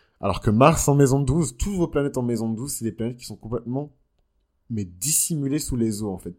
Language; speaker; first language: French; native; French